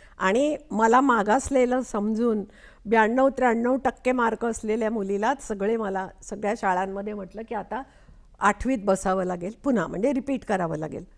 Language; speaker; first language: Marathi; non-native, local second language; Konkani